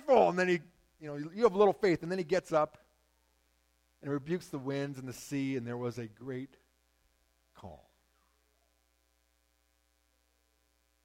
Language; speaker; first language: English; native; English